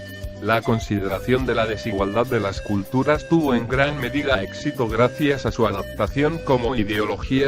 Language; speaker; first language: Spanish; native; Spanish